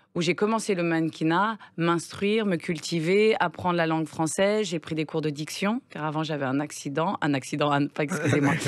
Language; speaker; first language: French; native; French